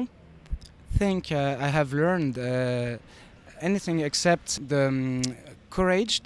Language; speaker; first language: English; non-native, fluent; French